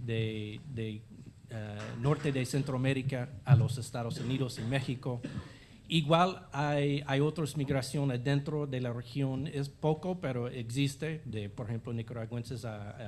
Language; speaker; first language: Spanish; non-native, fluent; English